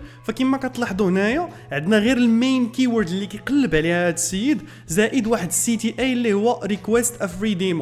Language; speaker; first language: Arabic; native; Arabic